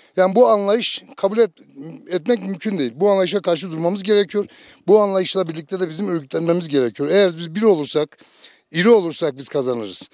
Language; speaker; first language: Turkish; native; Turkish